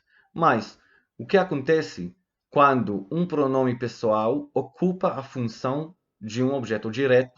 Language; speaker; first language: Portuguese; non-native, fluent; Hebrew